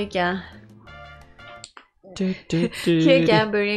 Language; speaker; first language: English; non-native, learner; Japanese